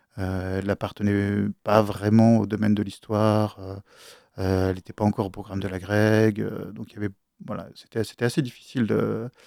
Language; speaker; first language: French; native; French